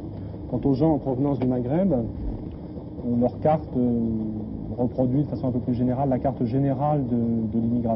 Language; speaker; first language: French; native; French